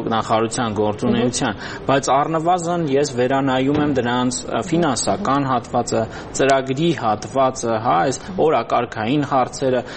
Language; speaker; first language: Armenian; native; Armenian